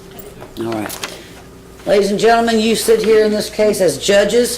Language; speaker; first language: English; native; English